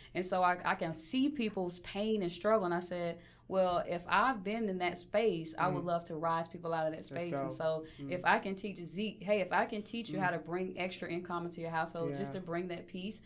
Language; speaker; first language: English; native; English